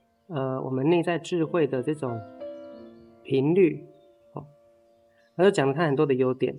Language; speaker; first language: Chinese; native; Chinese